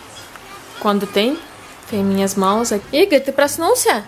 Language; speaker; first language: Portuguese; non-native, fluent; Russian